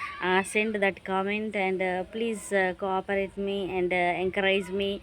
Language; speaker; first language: English; non-native, local second language; Telugu